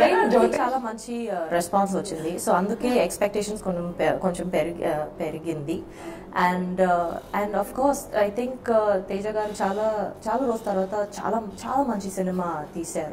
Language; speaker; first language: Telugu; non-native, fluent; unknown